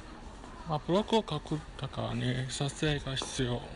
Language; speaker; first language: Japanese; non-native, fluent; Chinese